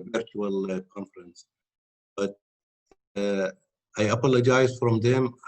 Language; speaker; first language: English; non-native, fluent; Arabic